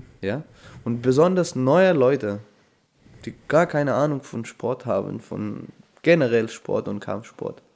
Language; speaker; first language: German; non-native, fluent; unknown